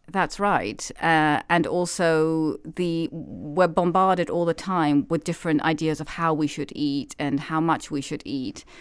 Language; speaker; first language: English; native; English